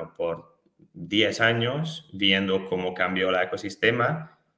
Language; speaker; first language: Spanish; non-native, fluent; Hungarian